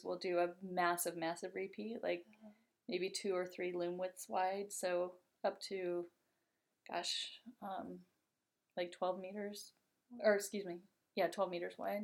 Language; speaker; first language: English; native; English